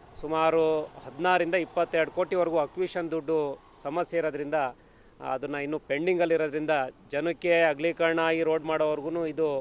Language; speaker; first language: Kannada; native; Kannada